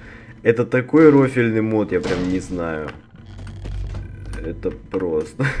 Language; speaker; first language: Russian; native; Russian